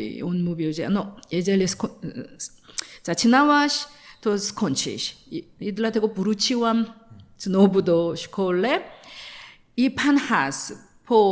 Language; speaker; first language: Polish; non-native, learner; Korean